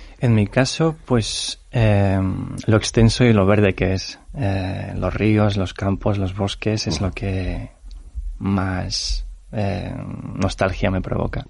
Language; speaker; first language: Spanish; non-native, fluent; Ukrainian